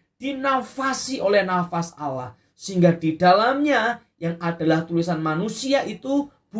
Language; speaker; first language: Indonesian; native; Indonesian